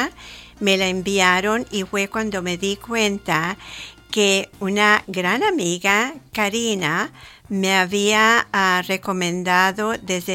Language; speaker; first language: Spanish; early bilingual, heritage; Spanish